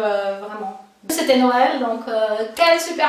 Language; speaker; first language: French; non-native, fluent; Portuguese